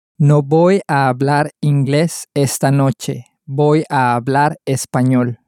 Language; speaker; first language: Spanish; non-native, learner; English